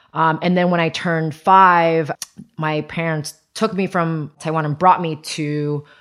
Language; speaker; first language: English; early bilingual, other home language; Chinese